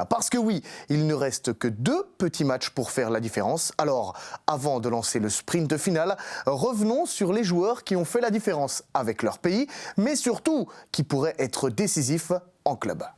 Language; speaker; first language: French; native; French